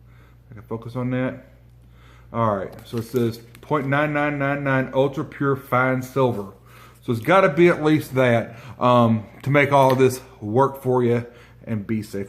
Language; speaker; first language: English; native; English